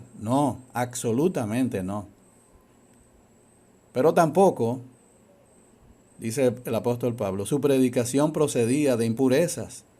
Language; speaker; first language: Spanish; native; Spanish